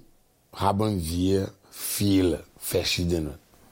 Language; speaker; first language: German; non-native, fluent; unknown